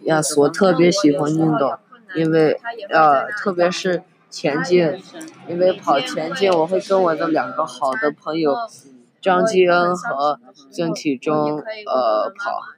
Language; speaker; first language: Chinese; non-native, learner; English